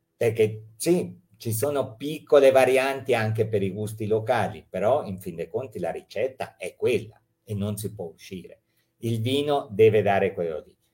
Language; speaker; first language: Italian; early bilingual, heritage; Italian